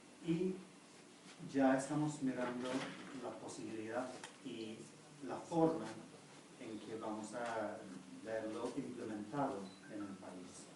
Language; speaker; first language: Spanish; non-native, fluent; English